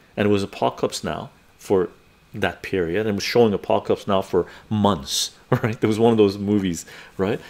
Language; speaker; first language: English; early bilingual, other home language; Persian